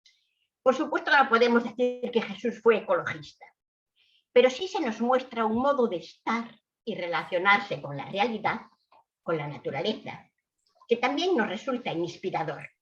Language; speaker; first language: Spanish; native; Spanish